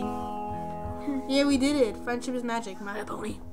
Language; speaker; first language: English; native; English